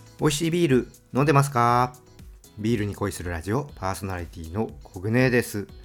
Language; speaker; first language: Japanese; native; Japanese